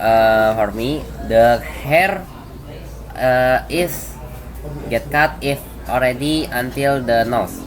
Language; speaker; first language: English; non-native, learner; Indonesian